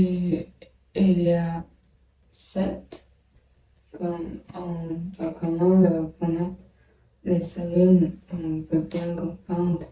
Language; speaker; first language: French; non-native, learner; Chinese